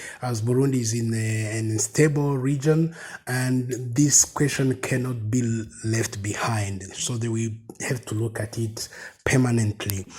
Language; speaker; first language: English; non-native, fluent; Rundi